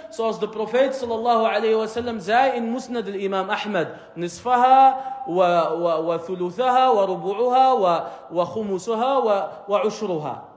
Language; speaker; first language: Dutch; early bilingual, other home language; Arabic